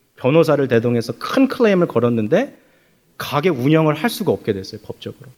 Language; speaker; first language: Korean; native; Korean